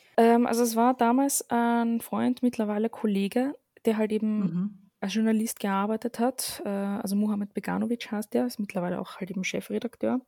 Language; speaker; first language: German; early bilingual, other home language; Arabic